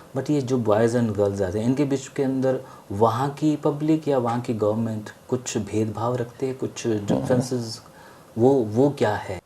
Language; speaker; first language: Hindi; native; Hindi